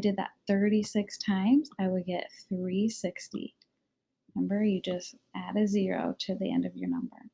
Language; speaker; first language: English; native; English